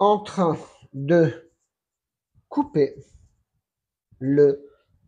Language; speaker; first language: French; non-native, fluent; Spanish